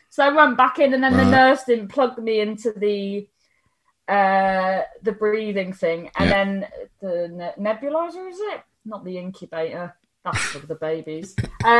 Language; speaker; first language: English; native; English